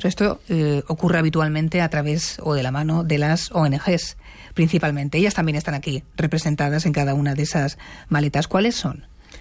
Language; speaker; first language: Spanish; native; Spanish